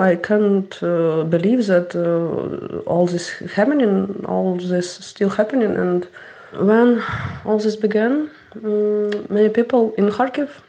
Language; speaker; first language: English; non-native, learner; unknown